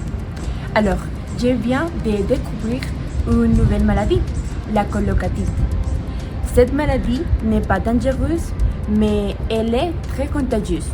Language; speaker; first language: French; non-native, learner; Spanish